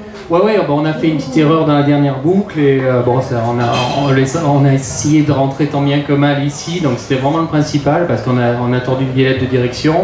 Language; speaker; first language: French; native; French